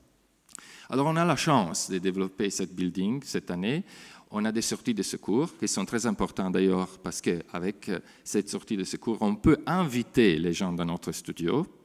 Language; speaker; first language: French; non-native, fluent; Italian